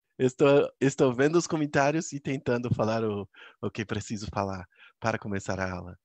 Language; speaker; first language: Portuguese; non-native, fluent; English